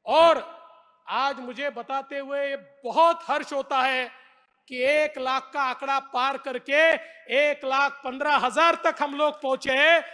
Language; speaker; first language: Hindi; non-native, local second language; Marathi